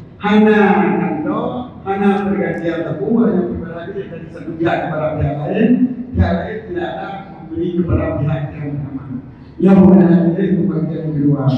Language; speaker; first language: Malay; non-native, local second language; Achinese